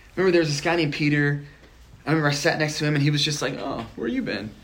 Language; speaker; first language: English; native; English